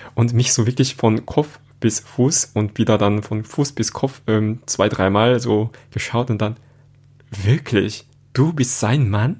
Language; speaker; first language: German; non-native, fluent; Korean